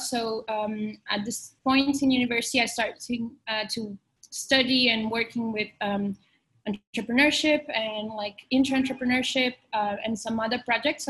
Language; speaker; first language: English; non-native, fluent; Portuguese